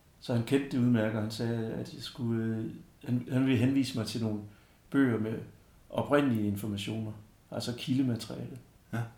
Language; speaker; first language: Danish; early bilingual, other home language; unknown